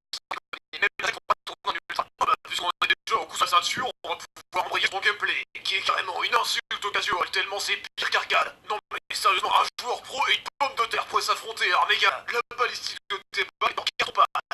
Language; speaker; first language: French; native; French